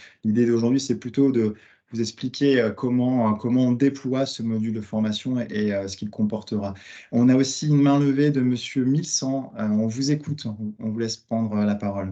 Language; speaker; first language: French; native; French